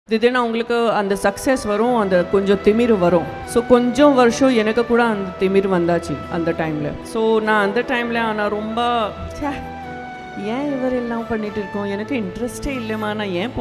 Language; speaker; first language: Tamil; non-native, local second language; Gujarati